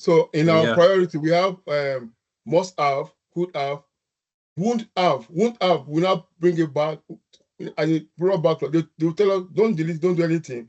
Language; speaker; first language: English; non-native, local second language; Yoruba